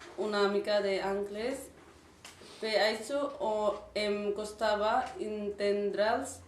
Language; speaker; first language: Catalan; non-native, learner; Nepali